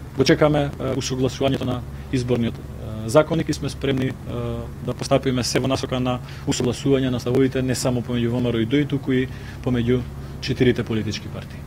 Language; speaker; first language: Macedonian; native; Macedonian